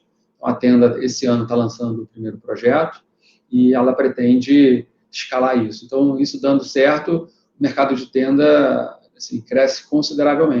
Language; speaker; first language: Portuguese; native; Portuguese